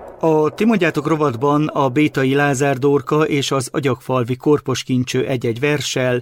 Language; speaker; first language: Hungarian; native; Hungarian